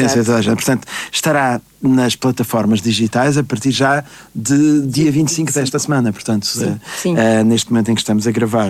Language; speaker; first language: Portuguese; native; Portuguese